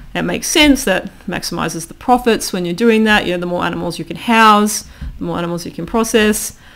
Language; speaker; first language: English; native; English